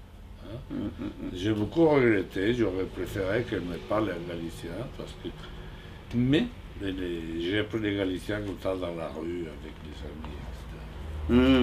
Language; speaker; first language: French; non-native, fluent; Spanish